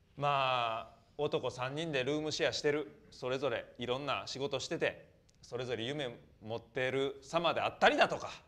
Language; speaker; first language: Japanese; native; Japanese